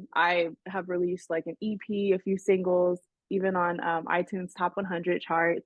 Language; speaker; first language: English; native; English